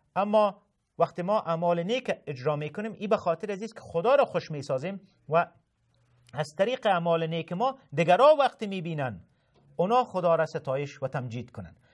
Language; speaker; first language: Persian; native; Persian